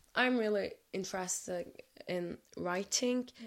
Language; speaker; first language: English; non-native, fluent; Turkish